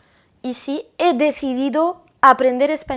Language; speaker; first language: Spanish; non-native, fluent; French